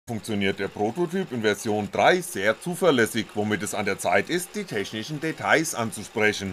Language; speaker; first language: German; native; German